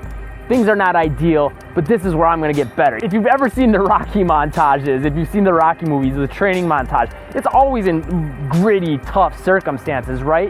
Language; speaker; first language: English; native; English